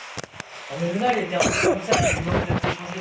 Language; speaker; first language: French; native; French